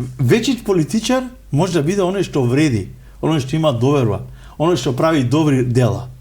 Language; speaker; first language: Macedonian; non-native, local second language; Romany